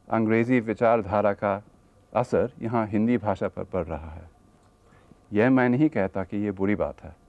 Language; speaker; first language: Hindi; non-native, fluent; English